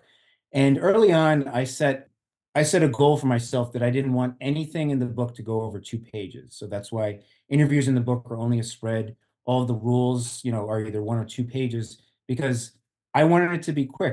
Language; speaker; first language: English; native; English